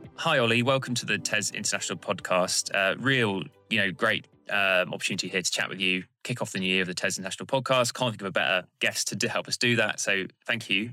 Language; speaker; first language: English; native; English